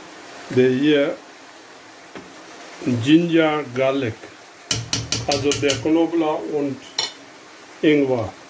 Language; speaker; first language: German; non-native, learner; Urdu